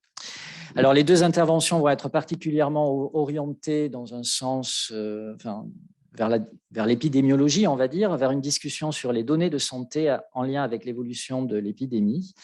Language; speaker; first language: French; native; French